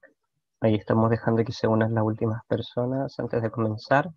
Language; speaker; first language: Spanish; native; Spanish